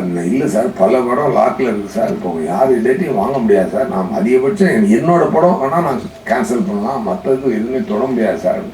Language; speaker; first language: Tamil; native; Tamil